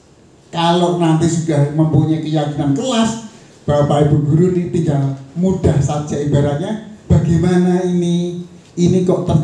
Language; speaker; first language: Indonesian; native; Indonesian